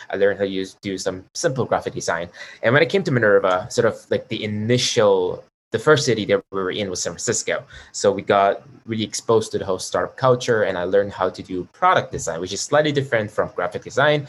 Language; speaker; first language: English; non-native, local second language; Chinese